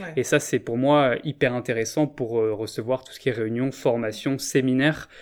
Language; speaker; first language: French; native; French